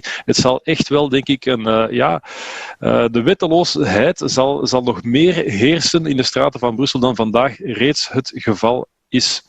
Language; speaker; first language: Dutch; native; Dutch